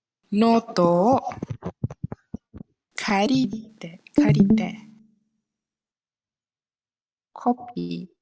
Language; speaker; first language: Japanese; non-native, fluent; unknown